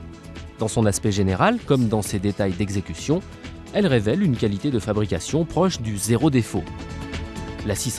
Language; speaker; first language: French; native; French